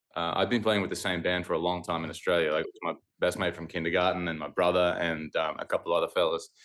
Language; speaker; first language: English; native; English